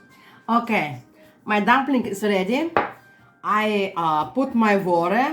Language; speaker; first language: English; non-native, learner; Russian